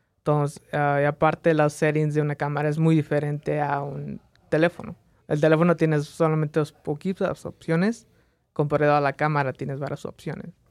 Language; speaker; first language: Spanish; early bilingual, heritage; Spanish